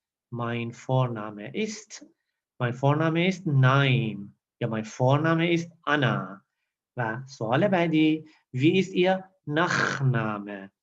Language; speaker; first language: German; non-native, learner; Persian